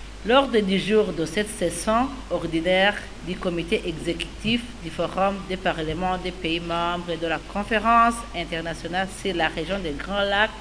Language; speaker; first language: French; non-native, local second language; Rundi